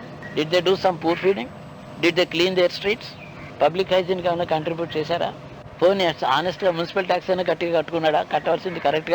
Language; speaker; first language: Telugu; native; Telugu